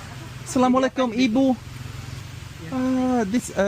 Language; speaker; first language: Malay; non-native, learner; Ukrainian